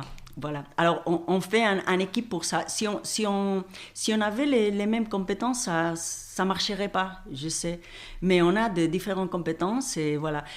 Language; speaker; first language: French; non-native, fluent; Spanish